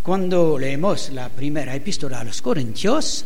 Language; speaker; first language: Spanish; non-native, learner; French